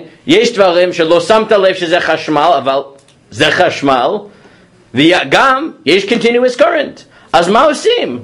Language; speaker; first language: Hebrew; non-native, fluent; English